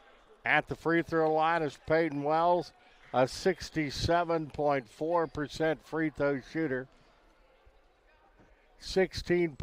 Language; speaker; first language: English; native; English